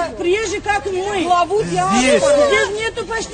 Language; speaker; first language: Russian; non-native, learner; Kyrgyz